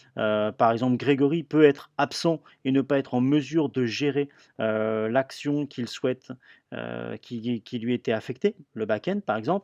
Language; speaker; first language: French; native; French